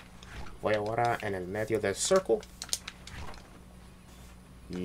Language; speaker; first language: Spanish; early bilingual, heritage; Spanish